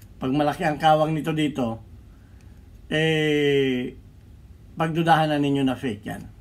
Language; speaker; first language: Filipino; native; Filipino